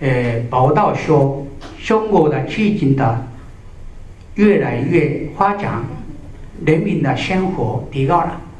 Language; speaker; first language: Chinese; non-native, learner; Japanese